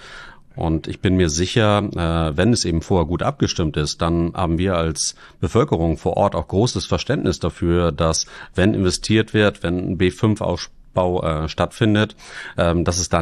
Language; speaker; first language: German; native; German